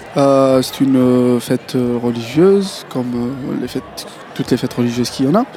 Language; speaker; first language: French; non-native, local second language; Kabyle